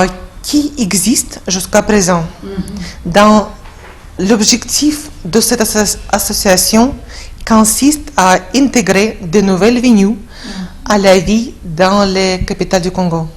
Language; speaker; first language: French; non-native, fluent; Russian